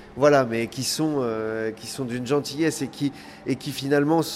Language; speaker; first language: French; native; French